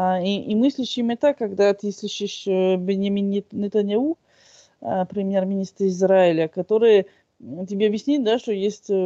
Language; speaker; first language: Russian; non-native, fluent; French